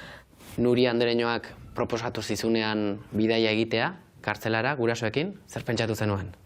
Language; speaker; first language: Basque; native; Basque